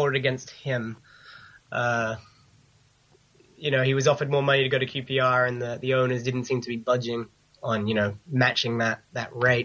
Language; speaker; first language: English; native; English